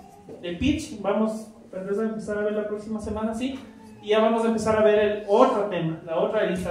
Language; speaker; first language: Spanish; native; Spanish